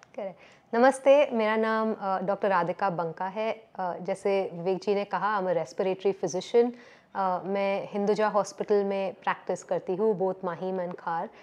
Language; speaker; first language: Hindi; native; Hindi